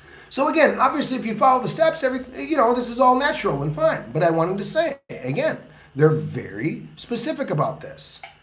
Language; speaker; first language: English; native; English